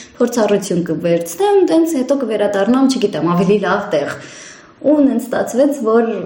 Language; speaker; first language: Armenian; early bilingual, heritage; Armenian